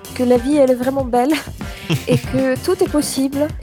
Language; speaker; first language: French; non-native, fluent; Swedish